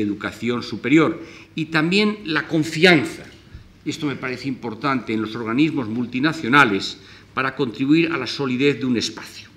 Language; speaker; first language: Spanish; native; Spanish